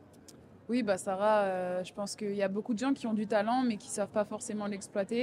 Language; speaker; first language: French; native; French